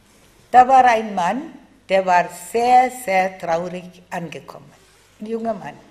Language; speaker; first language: German; non-native, fluent; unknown